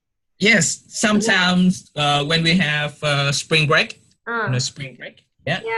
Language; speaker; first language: English; non-native, learner; Vietnamese